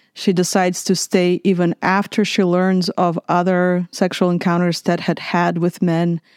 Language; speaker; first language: English; non-native, fluent; Russian